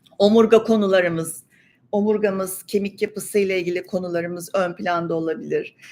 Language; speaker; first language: Turkish; native; Turkish